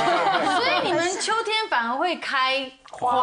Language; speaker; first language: Chinese; native; Chinese